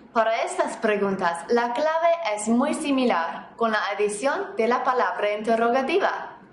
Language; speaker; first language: Spanish; non-native, fluent; English